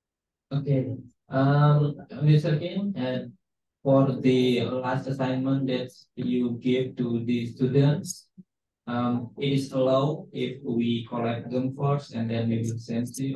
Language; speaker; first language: English; non-native, fluent; Indonesian